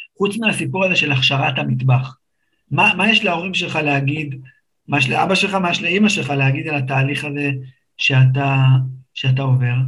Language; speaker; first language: Hebrew; native; Hebrew